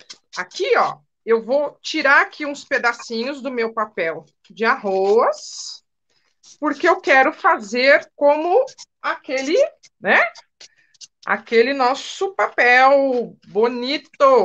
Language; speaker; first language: Spanish; non-native, fluent; Portuguese